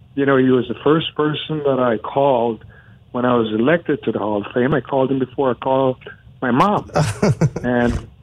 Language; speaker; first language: English; non-native, fluent; Spanish